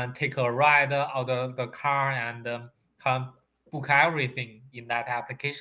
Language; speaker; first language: English; non-native, learner; Chinese